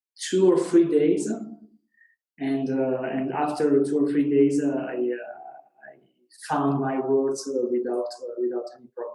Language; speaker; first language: English; non-native, learner; Italian